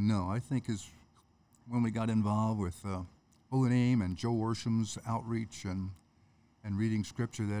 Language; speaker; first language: English; native; English